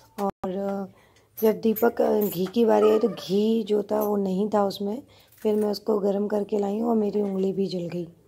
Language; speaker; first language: Hindi; native; Hindi